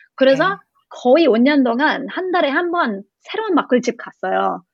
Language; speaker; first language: Korean; non-native, learner; English